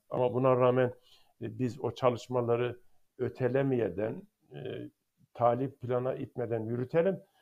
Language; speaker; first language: Turkish; non-native, local second language; Zaza